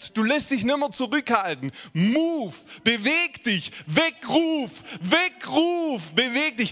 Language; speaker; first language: German; native; German